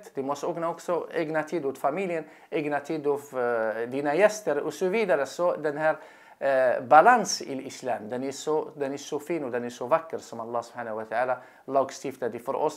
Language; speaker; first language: Swedish; non-native, fluent; Arabic